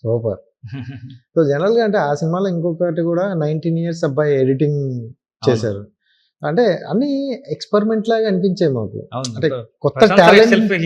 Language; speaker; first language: Telugu; native; Telugu